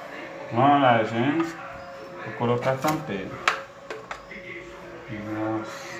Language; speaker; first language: Portuguese; non-native, learner; Haitian Creole